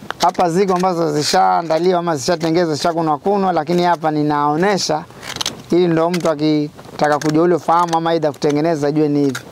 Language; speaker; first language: Swahili; non-native, local second language; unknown